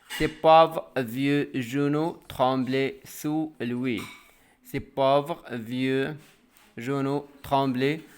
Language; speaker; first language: French; non-native, local second language; Arabic